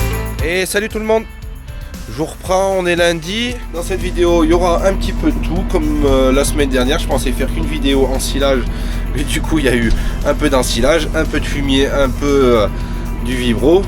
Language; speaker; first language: French; native; French